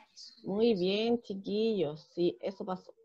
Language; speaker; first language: Spanish; native; Spanish